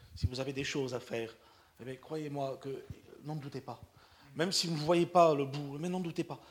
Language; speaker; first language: French; native; French